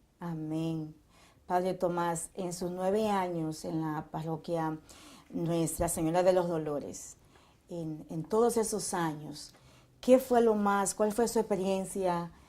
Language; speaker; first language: Spanish; native; Spanish